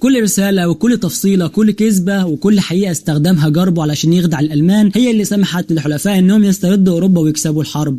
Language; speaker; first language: Arabic; native; Arabic